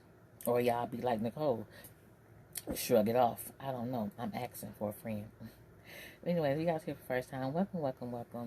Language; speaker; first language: English; native; English